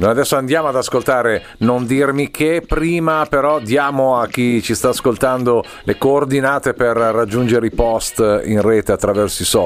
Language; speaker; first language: Italian; native; Italian